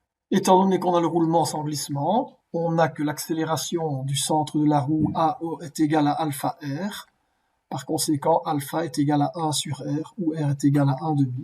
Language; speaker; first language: French; native; French